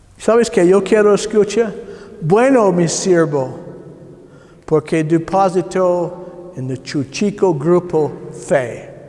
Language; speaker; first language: Spanish; non-native, learner; English